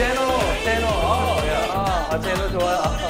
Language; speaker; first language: Korean; native; Korean